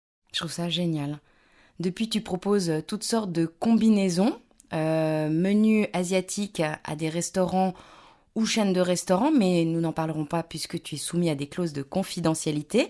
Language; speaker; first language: French; native; French